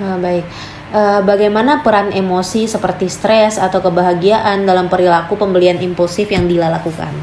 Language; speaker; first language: Indonesian; native; Indonesian